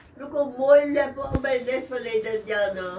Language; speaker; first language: Dutch; non-native, local second language; Sranan Tongo